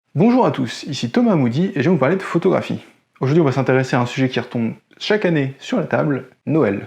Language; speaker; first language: French; native; French